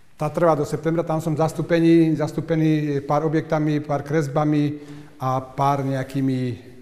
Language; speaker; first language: Slovak; native; Slovak